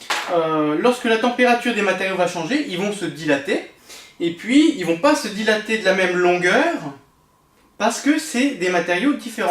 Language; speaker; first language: French; native; French